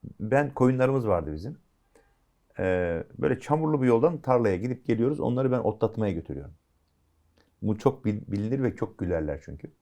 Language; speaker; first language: Turkish; native; Turkish